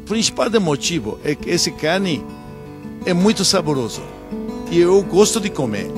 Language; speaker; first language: Portuguese; non-native, learner; Japanese